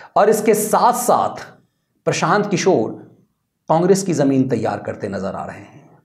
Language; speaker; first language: Hindi; native; Hindi